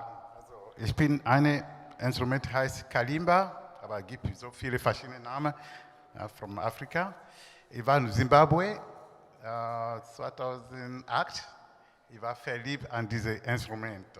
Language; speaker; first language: German; non-native, learner; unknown